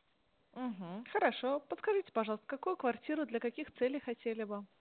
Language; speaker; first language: Russian; native; Russian